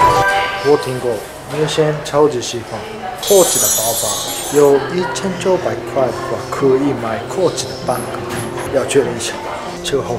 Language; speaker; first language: Chinese; non-native, learner; Japanese